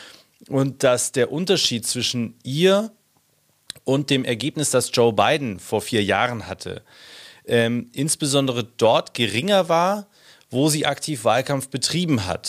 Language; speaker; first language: German; native; German